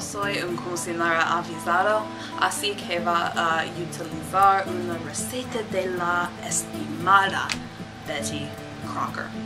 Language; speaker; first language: Spanish; non-native, learner; English